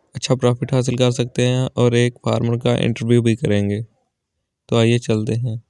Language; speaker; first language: Urdu; non-native, local second language; Punjabi